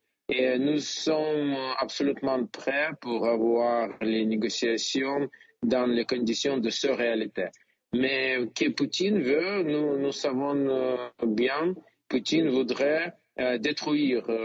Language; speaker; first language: French; non-native, learner; Ukrainian